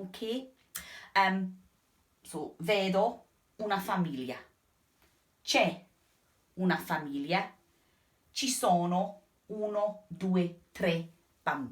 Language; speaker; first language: Italian; non-native, fluent; English